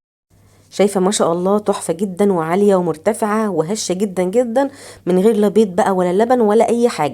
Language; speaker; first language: Arabic; native; Arabic